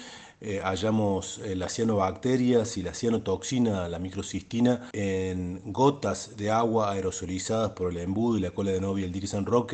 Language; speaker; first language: Spanish; native; Spanish